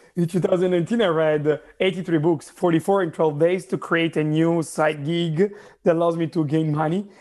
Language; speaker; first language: English; non-native, fluent; Italian